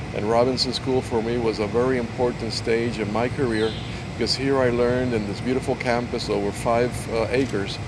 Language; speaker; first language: English; non-native, local second language; Spanish